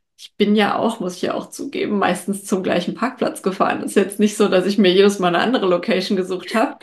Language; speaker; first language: German; native; German